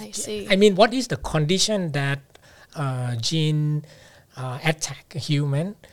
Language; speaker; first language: English; non-native, fluent; Thai